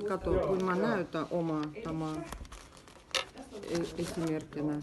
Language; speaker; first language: Finnish; non-native, learner; Russian